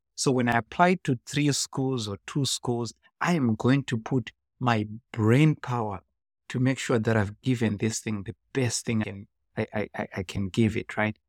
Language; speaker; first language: English; non-native, local second language; Shona